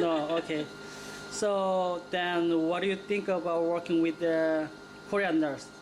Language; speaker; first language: English; non-native, learner; Korean